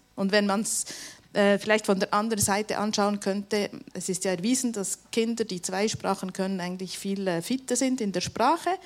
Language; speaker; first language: German; native; German